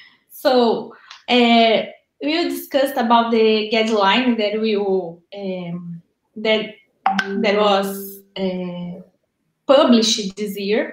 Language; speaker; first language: English; non-native, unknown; Portuguese